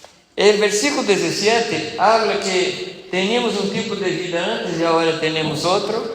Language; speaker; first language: Spanish; non-native, fluent; Portuguese